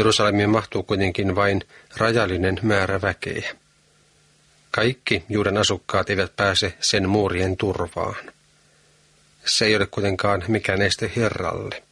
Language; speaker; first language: Finnish; native; Finnish